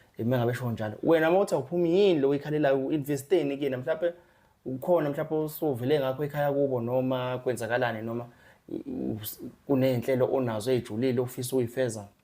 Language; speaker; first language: Zulu; native; Zulu